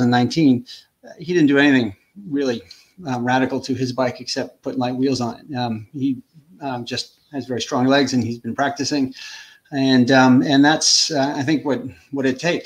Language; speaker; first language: English; native; English